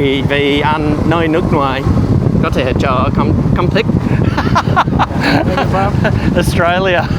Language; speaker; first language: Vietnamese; non-native, learner; English